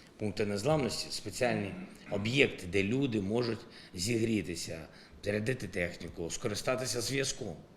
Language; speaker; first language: Ukrainian; non-native, local second language; Russian